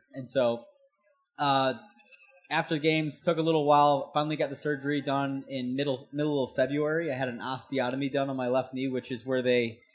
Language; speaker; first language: English; native; English